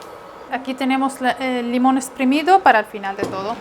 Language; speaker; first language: Spanish; non-native, fluent; Arabic